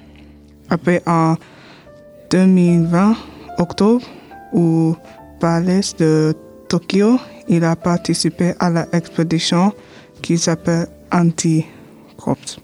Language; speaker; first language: French; non-native, learner; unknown